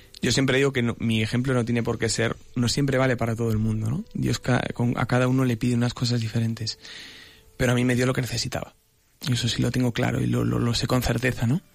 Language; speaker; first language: Spanish; native; Spanish